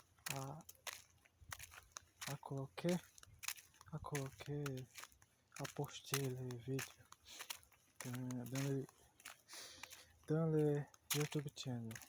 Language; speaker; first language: French; non-native, learner; Portuguese